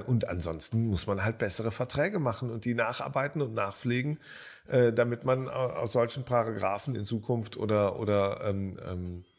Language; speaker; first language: German; native; German